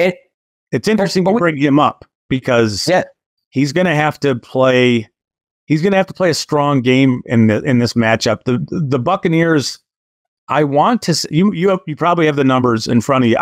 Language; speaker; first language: English; native; English